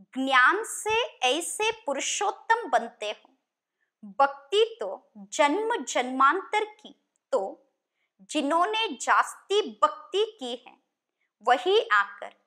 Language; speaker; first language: Hindi; non-native, local second language; Kannada